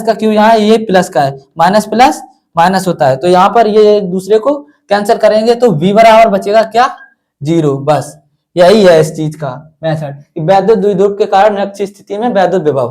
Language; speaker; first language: Hindi; native; Hindi